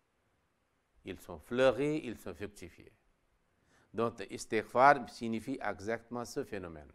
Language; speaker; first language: French; non-native, local second language; Wolof